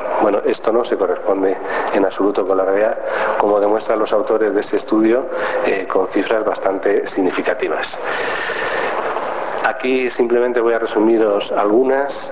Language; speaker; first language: Spanish; native; Spanish